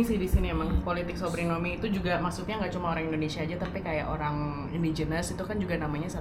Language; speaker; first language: Indonesian; native; Indonesian